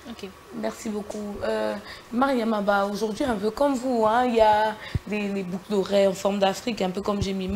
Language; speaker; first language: French; non-native, local second language; Lingala